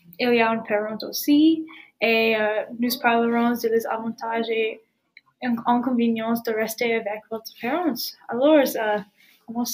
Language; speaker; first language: French; non-native, learner; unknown